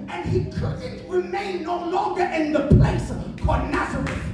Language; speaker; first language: English; early bilingual, other home language; Spanish